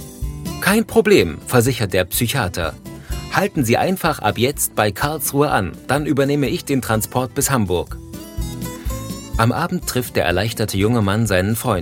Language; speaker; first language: German; native; German